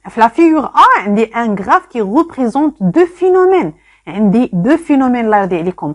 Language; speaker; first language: French; non-native, local second language; Arabic